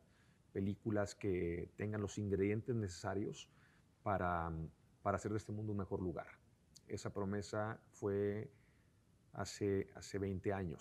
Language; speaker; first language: Spanish; native; Spanish